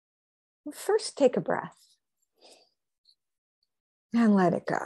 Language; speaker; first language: English; native; English